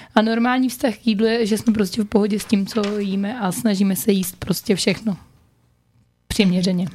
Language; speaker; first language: Czech; native; Czech